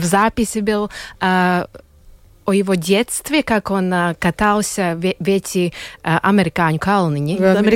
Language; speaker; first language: Russian; non-native, local second language; Latvian